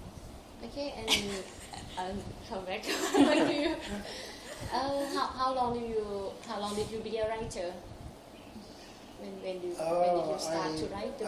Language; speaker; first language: English; non-native, local second language; Thai